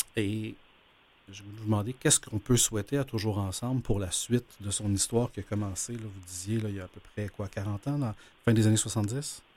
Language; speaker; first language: French; native; French